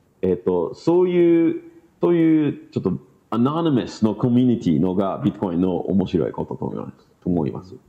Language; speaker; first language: Japanese; non-native, learner; English